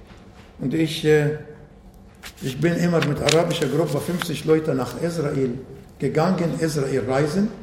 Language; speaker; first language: German; non-native, fluent; Arabic